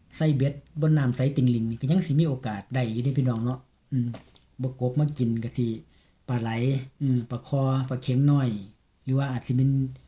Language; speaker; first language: Thai; native; Thai